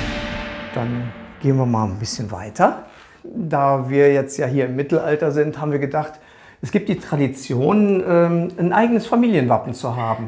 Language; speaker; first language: German; native; German